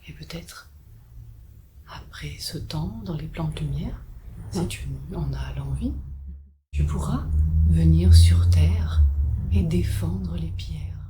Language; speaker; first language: French; native; French